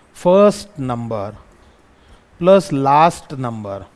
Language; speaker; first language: Hindi; non-native, local second language; Marathi